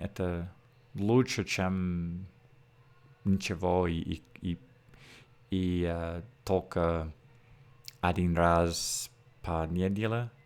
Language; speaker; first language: Russian; non-native, learner; English